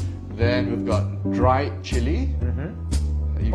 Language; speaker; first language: English; native; English